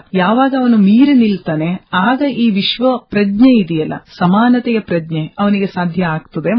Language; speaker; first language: Kannada; native; Kannada